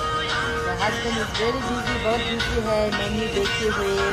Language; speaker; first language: English; non-native, local second language; Tibetan